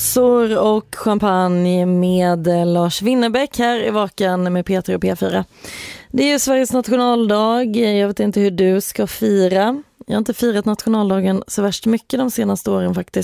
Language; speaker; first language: Swedish; native; Swedish